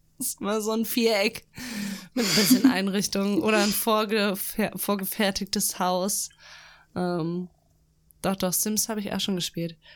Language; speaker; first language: German; early bilingual, other home language; Russian